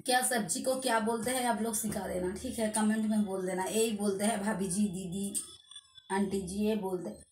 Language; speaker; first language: Hindi; non-native, local second language; Bangla